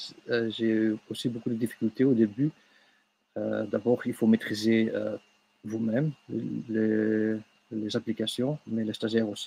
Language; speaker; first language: French; non-native, local second language; Dutch